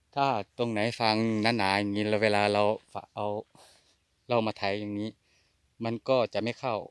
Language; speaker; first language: Thai; non-native, local second language; Northeastern Thai